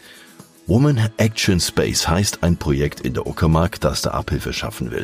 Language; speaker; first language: German; native; German